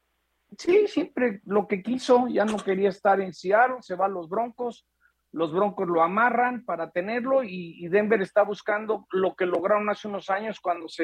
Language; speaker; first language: Spanish; native; Spanish